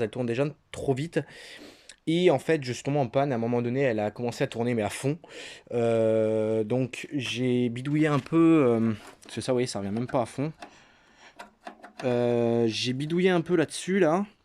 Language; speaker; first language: French; native; French